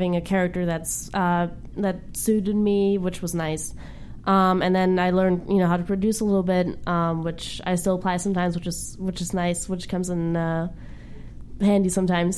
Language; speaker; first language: English; non-native, fluent; German